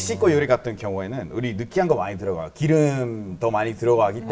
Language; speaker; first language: Korean; non-native, fluent; Spanish